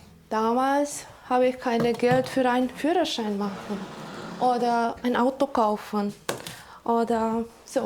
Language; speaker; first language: German; non-native, learner; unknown